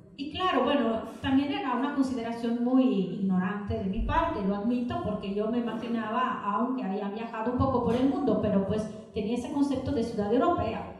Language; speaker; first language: Spanish; non-native, fluent; Italian